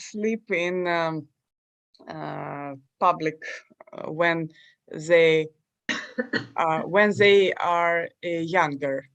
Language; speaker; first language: English; non-native, learner; Russian